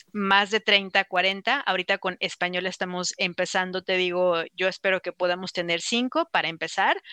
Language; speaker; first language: Spanish; native; Spanish